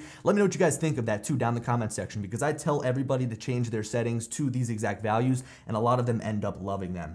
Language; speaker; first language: English; native; English